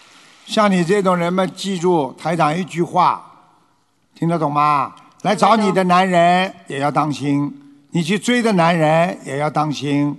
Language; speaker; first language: Chinese; native; Chinese